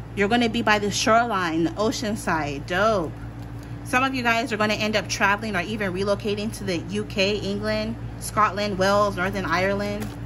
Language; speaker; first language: English; native; English